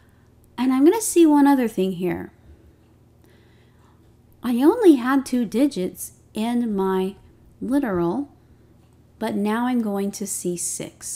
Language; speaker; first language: English; native; English